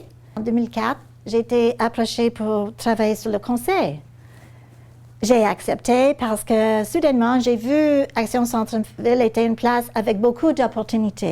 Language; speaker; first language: French; non-native, fluent; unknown